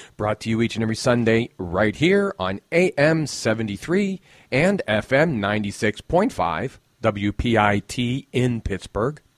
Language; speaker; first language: English; native; English